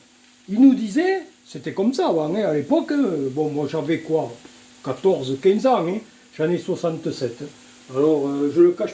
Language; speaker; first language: French; native; French